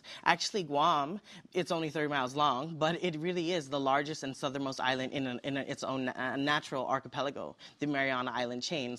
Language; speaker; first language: English; native; English